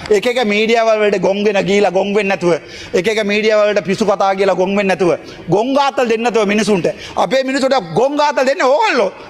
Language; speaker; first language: Sinhala; non-native, local second language; Tamil